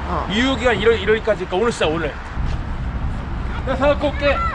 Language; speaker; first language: Korean; native; Korean